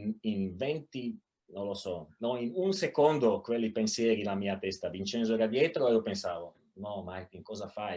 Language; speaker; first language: Italian; non-native, fluent; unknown